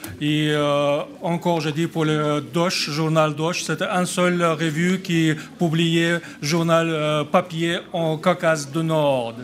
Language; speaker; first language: French; non-native, learner; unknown